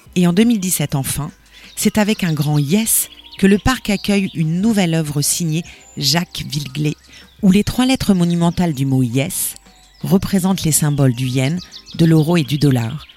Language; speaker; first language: French; native; French